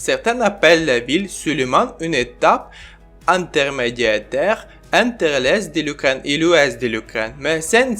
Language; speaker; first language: French; non-native, learner; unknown